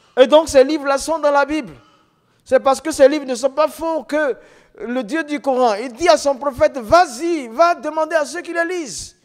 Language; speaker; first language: French; non-native, local second language; Dyula